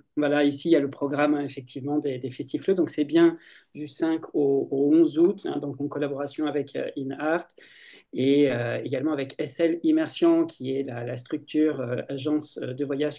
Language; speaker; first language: French; native; French